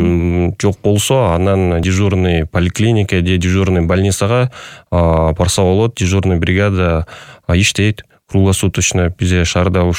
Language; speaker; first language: Kyrgyz; non-native, local second language; Russian